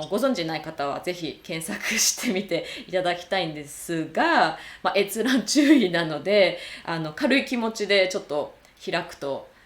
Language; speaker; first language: Japanese; native; Japanese